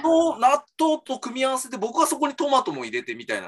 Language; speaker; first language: Japanese; native; Japanese